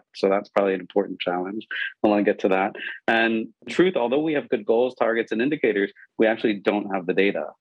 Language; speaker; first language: English; non-native, local second language; Urdu